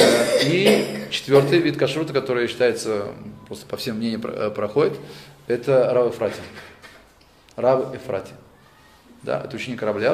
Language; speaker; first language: Russian; native; Russian